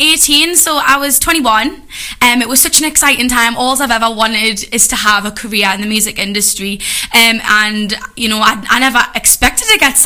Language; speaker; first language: English; native; English